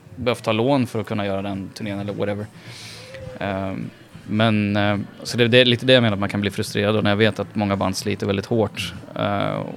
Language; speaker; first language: Swedish; native; Swedish